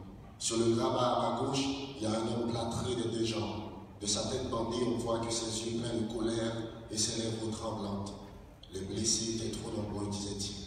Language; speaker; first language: French; non-native, local second language; Haitian Creole